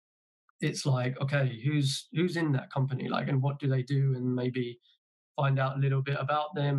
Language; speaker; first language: English; native; English